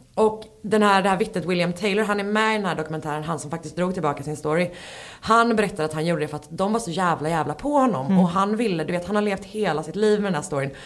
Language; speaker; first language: Swedish; native; Swedish